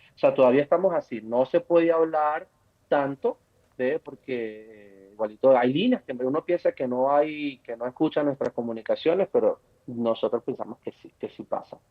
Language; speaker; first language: Spanish; native; Spanish